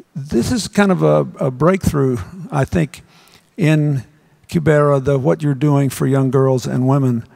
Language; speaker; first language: English; native; English